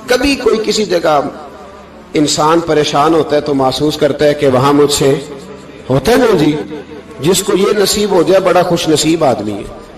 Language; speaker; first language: Urdu; non-native, local second language; Punjabi